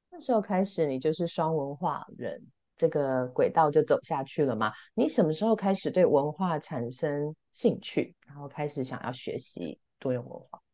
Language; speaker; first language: Chinese; native; Chinese